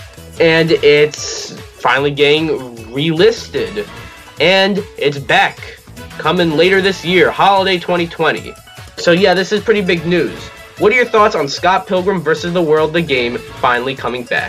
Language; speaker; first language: English; native; English